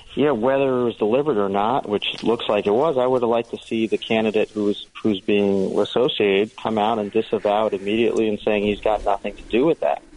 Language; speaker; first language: English; early bilingual, other home language; Hindi